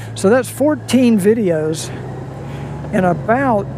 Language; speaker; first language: English; native; English